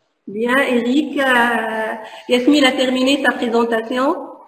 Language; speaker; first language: French; non-native, local second language; Arabic